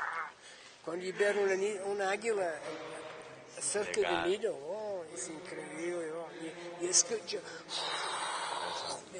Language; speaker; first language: Spanish; non-native, learner; English